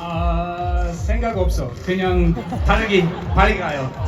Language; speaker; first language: Korean; non-native, learner; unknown